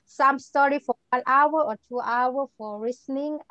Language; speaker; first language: English; non-native, learner; Thai